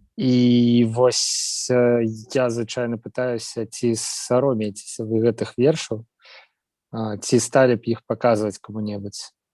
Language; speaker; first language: Belarusian; non-native, local second language; Russian